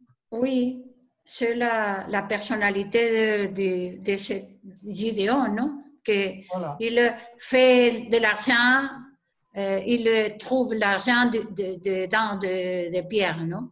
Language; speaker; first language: French; non-native, learner; Spanish